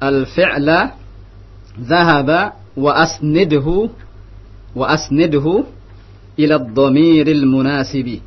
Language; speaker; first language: Arabic; non-native, fluent; Indonesian